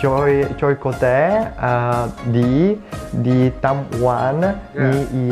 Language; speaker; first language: Vietnamese; non-native, learner; Czech